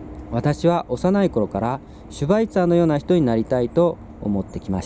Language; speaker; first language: Japanese; non-native, fluent; Korean